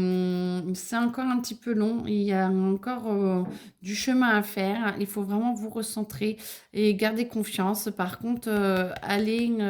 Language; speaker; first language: French; native; French